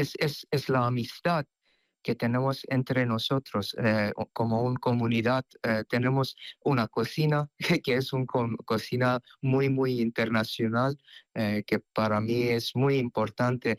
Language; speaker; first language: Spanish; non-native, fluent; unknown